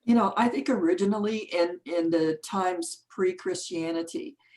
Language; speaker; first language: English; native; English